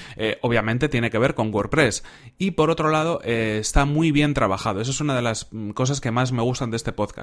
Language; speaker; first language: Spanish; native; Spanish